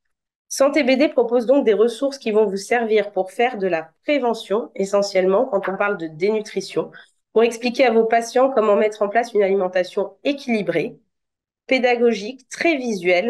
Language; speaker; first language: French; native; French